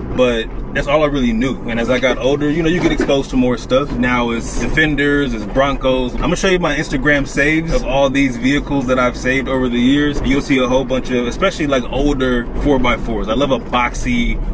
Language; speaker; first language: English; native; English